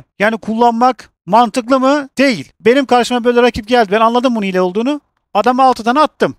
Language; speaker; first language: Turkish; native; Turkish